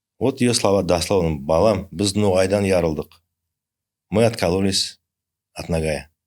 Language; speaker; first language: Russian; native; Russian